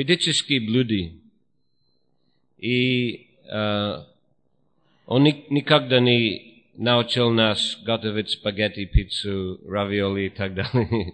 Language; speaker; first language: Russian; non-native, fluent; English